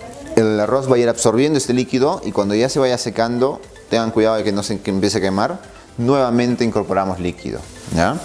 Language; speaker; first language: Spanish; native; Spanish